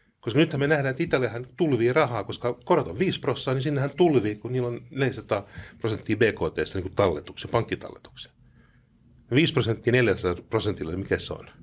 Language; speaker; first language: Finnish; early bilingual, heritage; Finnish